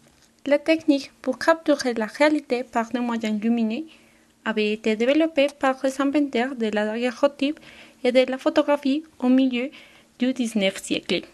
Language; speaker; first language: French; non-native, learner; Spanish